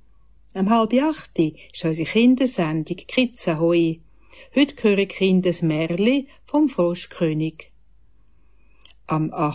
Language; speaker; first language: German; native; German